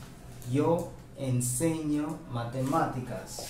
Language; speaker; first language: Spanish; non-native, fluent; Hindi